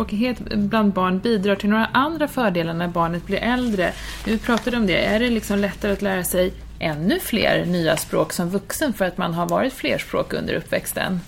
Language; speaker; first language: Swedish; native; Swedish